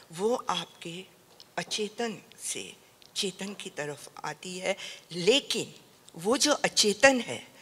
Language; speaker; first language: Hindi; native; Hindi